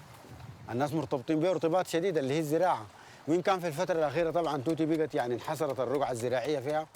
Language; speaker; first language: Arabic; native; Arabic